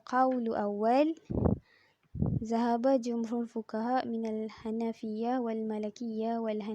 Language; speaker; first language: Arabic; non-native, learner; Malay